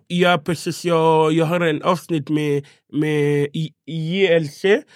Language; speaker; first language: Swedish; non-native, fluent; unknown